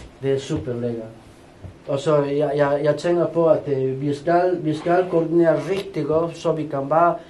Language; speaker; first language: Danish; non-native, fluent; Spanish